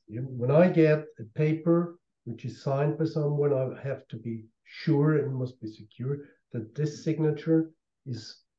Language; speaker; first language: English; non-native, fluent; German